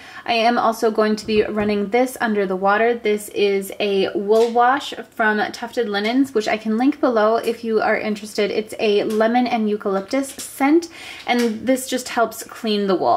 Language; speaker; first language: English; native; English